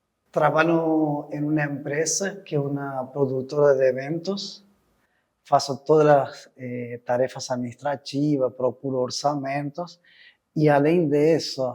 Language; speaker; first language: Portuguese; non-native, fluent; Spanish